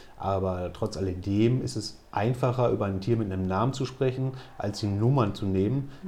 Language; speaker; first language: German; native; German